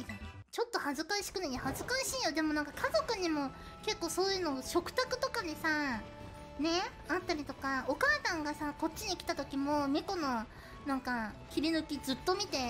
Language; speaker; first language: Japanese; native; Japanese